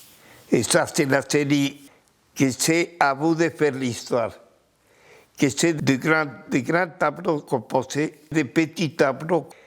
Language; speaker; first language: French; non-native, fluent; Spanish